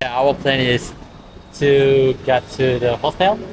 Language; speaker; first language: English; non-native, learner; Korean